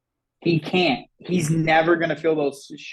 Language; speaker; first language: English; native; English